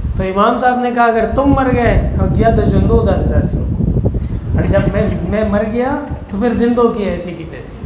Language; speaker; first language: Urdu; non-native, local second language; Pashto